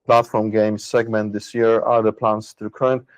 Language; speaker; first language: English; non-native, fluent; Polish